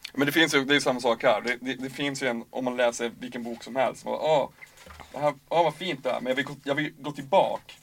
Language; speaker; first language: Swedish; native; Swedish